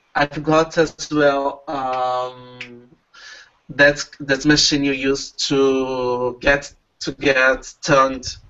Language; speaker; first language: English; non-native, learner; Portuguese